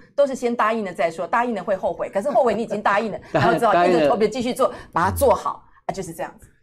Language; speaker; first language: Chinese; native; Chinese